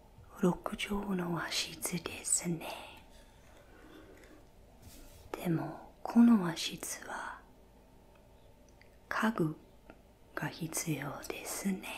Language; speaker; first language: Japanese; non-native, fluent; English